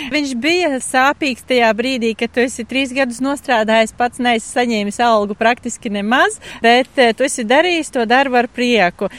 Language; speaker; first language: Latvian; native; Latvian